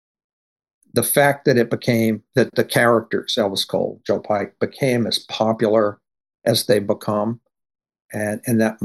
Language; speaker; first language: English; native; English